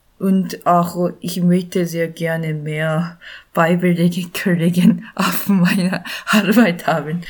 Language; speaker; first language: German; non-native, learner; Korean